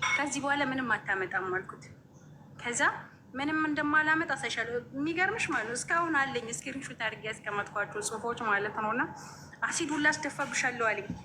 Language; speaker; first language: Amharic; native; Amharic